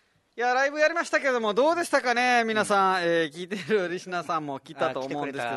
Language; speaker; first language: Japanese; non-native, fluent; Nepali